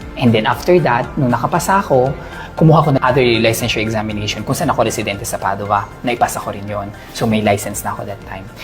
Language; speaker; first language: Filipino; native; Filipino